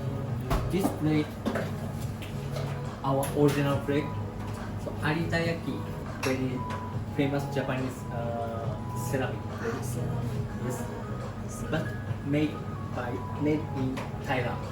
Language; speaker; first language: English; non-native, learner; Japanese